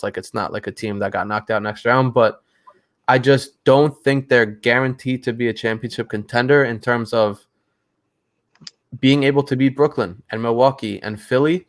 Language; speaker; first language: English; native; English